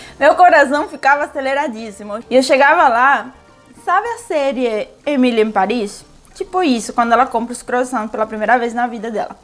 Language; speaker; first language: Portuguese; non-native, fluent; Spanish